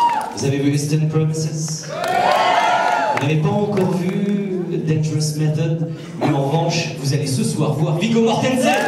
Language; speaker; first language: French; native; French